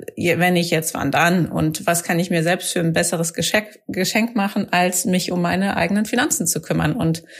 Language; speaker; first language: German; native; German